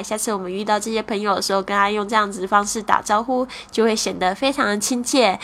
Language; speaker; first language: Chinese; native; Chinese